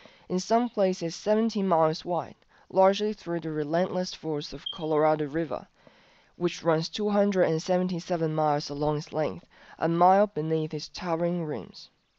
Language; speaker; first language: English; non-native, fluent; Chinese